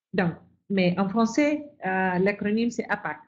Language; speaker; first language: French; non-native, fluent; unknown